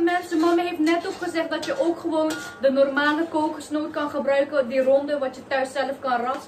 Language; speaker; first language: Dutch; native; Dutch